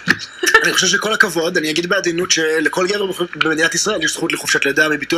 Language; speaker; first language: Hebrew; native; Hebrew